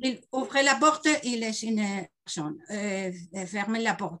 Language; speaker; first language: French; non-native, learner; Spanish